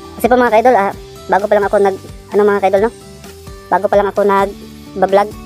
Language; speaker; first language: Filipino; non-native, local second language; Cebuano